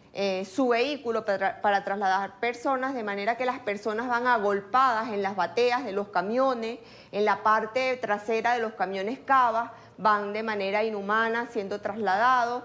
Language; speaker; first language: Spanish; native; Spanish